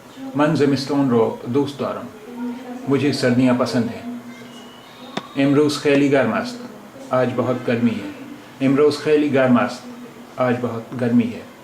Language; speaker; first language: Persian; non-native, fluent; Urdu